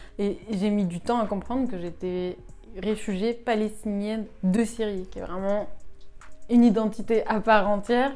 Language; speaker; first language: French; early bilingual, other home language; Arabic